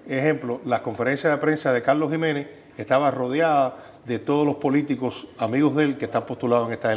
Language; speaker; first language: Spanish; native; Spanish